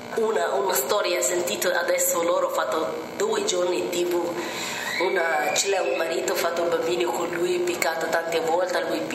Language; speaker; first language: Italian; non-native, learner; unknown